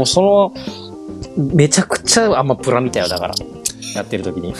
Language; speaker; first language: Japanese; native; Japanese